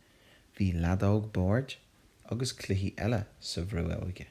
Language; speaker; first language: Irish; non-native, local second language; English